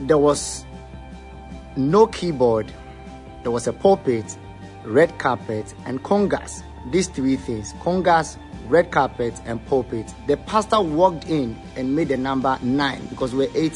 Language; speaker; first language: English; non-native, local second language; Ga